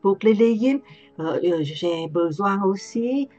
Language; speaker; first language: French; non-native, learner; Vietnamese